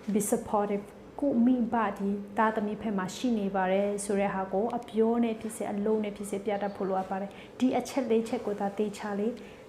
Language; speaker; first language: Burmese; non-native, local second language; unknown